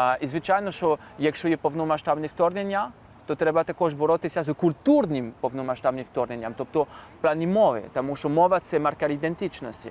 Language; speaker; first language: Ukrainian; non-native, fluent; French